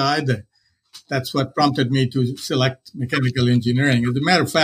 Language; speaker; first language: English; non-native, local second language; Hindi